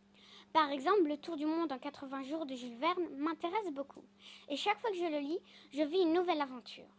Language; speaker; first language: French; non-native, fluent; Greek